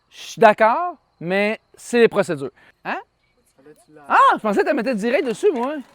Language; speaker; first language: French; native; French